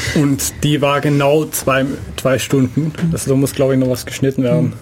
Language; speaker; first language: German; non-native, fluent; Dutch